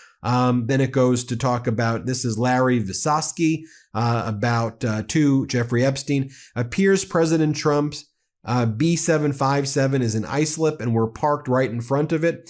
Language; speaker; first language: English; native; English